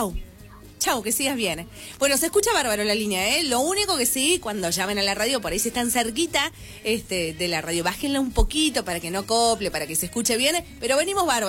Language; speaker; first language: Spanish; native; Spanish